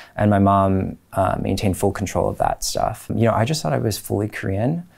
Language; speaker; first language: English; native; English